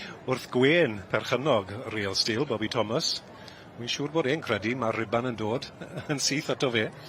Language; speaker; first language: Welsh; native; Welsh